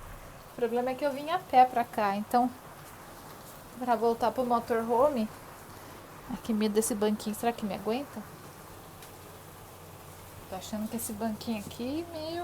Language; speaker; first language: Portuguese; native; Portuguese